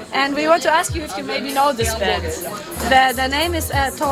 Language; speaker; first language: English; non-native, learner; German